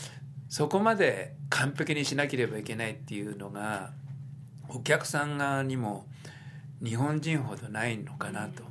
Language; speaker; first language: Japanese; native; Japanese